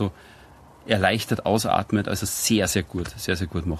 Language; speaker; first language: German; native; German